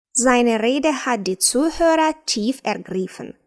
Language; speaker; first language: German; non-native, fluent; Ukrainian